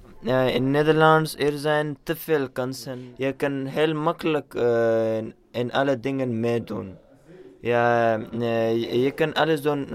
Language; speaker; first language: Dutch; non-native, learner; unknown